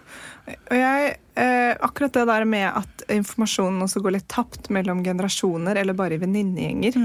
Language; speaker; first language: Norwegian; native; Norwegian